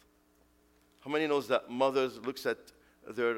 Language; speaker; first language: English; non-native, fluent; Arabic